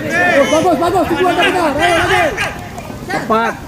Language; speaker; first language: Indonesian; native; Indonesian